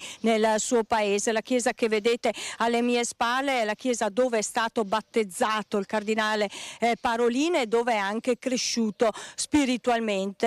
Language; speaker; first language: Italian; native; Italian